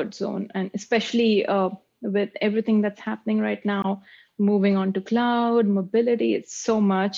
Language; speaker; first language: English; non-native, local second language; Marathi